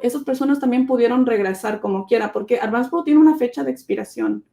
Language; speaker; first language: Spanish; early bilingual, other home language; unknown